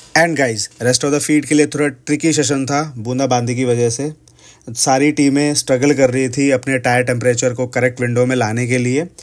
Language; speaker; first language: Hindi; native; Hindi